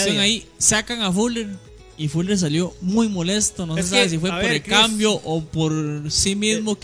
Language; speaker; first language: Spanish; native; Spanish